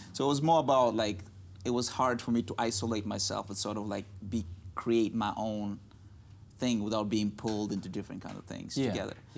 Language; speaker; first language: English; non-native, local second language; Russian